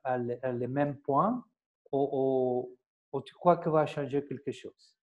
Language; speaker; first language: French; non-native, fluent; Spanish